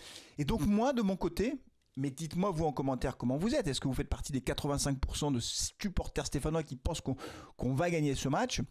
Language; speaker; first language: French; native; French